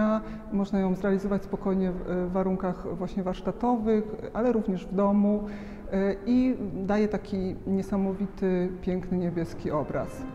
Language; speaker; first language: Polish; native; Polish